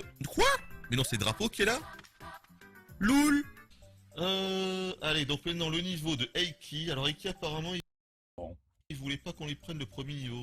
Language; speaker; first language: French; native; French